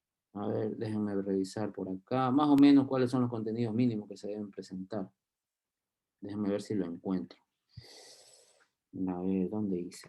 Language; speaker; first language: Spanish; native; Spanish